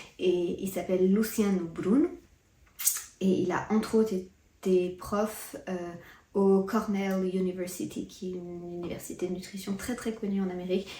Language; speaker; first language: French; early bilingual, other home language; Portuguese